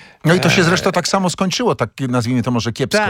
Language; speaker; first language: Polish; native; Polish